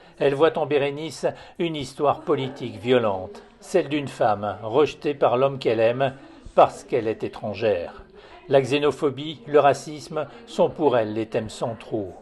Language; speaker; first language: French; native; French